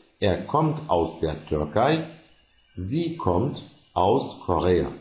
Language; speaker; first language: German; non-native, fluent; Turkish